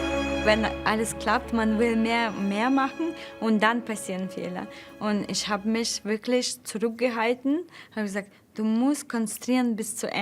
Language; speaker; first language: German; non-native, fluent; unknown